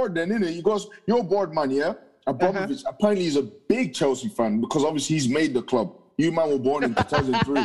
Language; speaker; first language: English; native; English